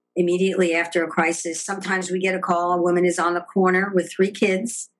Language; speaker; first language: English; native; English